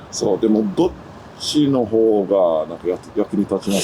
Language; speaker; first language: Japanese; non-native, learner; English